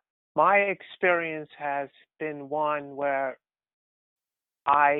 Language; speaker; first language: English; native; English